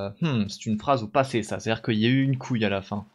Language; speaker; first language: French; native; French